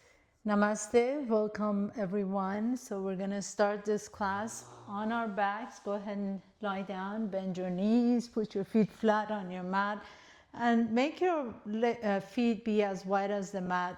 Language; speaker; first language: English; native; English